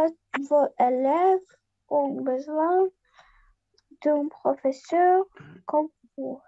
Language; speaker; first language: French; non-native, learner; Russian